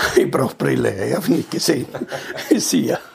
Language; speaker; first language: German; non-native, learner; Italian